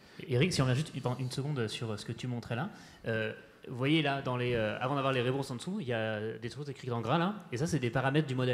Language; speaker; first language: French; native; French